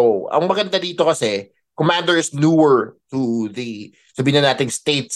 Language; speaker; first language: English; non-native, local second language; Filipino